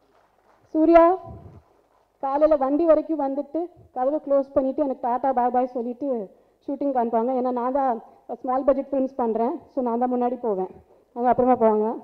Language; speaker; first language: Tamil; non-native, local second language; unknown